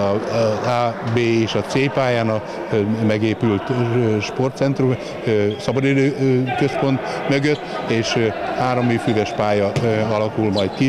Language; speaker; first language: Hungarian; native; Hungarian